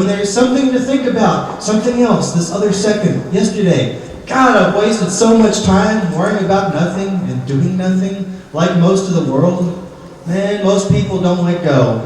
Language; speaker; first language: English; native; English